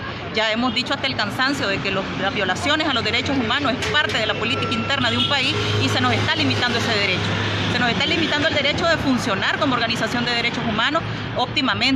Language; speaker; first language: Spanish; native; Spanish